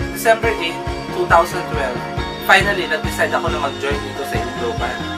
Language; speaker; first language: Filipino; non-native, local second language; Iloko